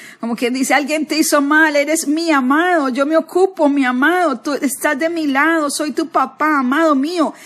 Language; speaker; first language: Spanish; native; Spanish